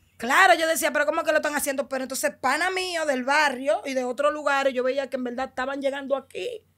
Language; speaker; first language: Spanish; native; Spanish